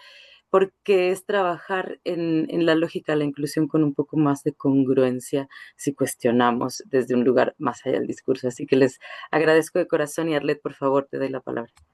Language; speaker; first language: Spanish; native; Spanish